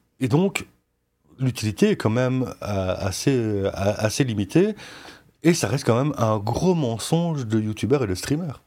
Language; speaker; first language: French; native; French